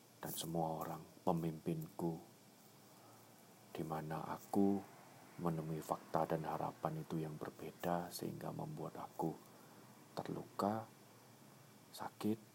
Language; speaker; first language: Indonesian; native; Indonesian